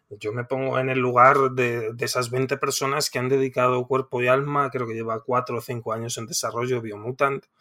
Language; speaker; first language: Spanish; native; Spanish